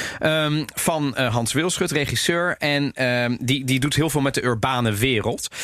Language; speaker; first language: Dutch; native; Dutch